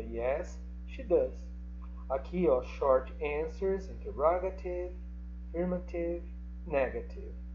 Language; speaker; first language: English; non-native, fluent; Portuguese